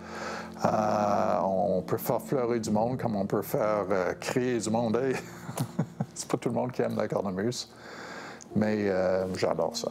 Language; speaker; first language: French; non-native, local second language; English